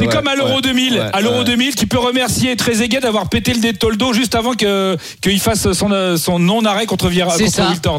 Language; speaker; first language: French; native; French